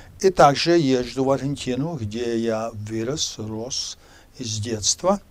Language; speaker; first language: Russian; early bilingual, heritage; Spanish